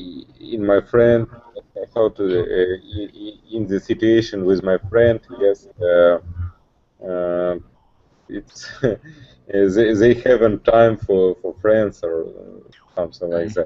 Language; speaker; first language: English; non-native, learner; Russian